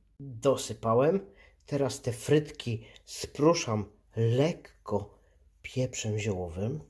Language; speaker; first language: Polish; native; Polish